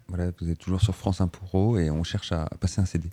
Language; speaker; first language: French; native; French